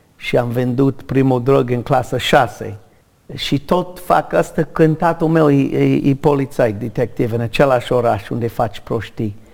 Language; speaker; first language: Romanian; non-native, fluent; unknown